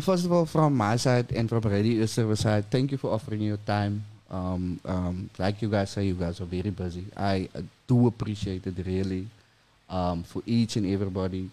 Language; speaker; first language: English; non-native, local second language; Afrikaans